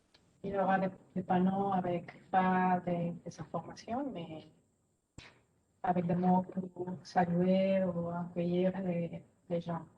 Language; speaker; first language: French; non-native, fluent; Spanish